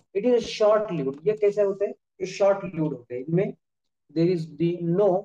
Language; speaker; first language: Hindi; non-native, local second language; Marathi